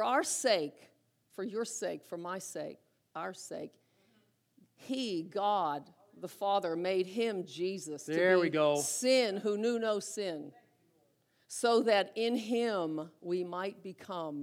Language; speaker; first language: English; native; English